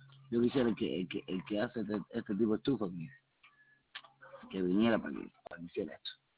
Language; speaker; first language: Spanish; native; Spanish